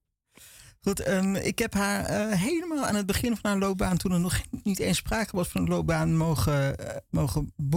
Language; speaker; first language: Dutch; native; Dutch